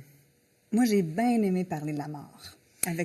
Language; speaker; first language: French; native; French